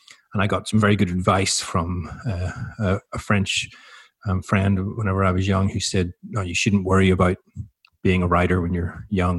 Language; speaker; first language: English; native; English